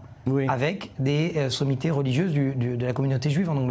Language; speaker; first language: French; native; French